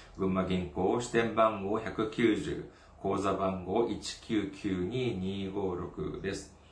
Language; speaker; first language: Japanese; non-native, fluent; Korean